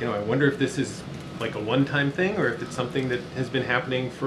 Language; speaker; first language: English; native; English